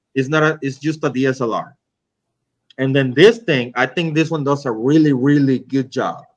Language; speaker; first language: English; non-native, fluent; Spanish